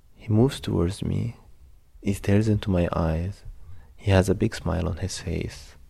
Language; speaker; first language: English; non-native, fluent; Arabic